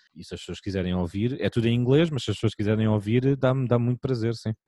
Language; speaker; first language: Portuguese; native; Portuguese